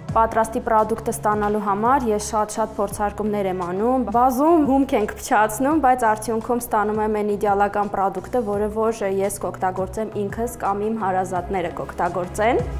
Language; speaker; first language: Armenian; native; Armenian